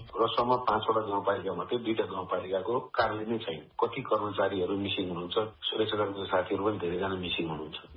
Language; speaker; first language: Nepali; native; Nepali